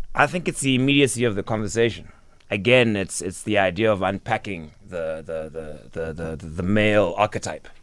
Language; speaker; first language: English; non-native, local second language; Xhosa